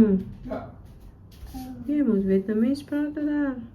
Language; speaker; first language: Dutch; non-native, learner; Cebuano